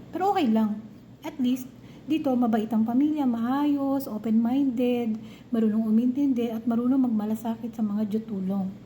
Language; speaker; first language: Filipino; non-native, local second language; Cebuano